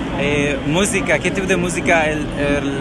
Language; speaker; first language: Spanish; non-native, learner; English